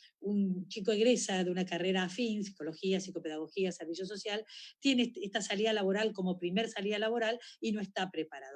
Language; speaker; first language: Spanish; native; Spanish